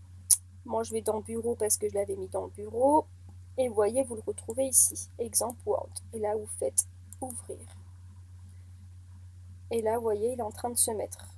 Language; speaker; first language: French; native; French